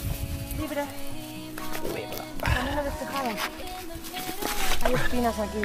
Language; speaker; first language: Spanish; non-native, learner; Italian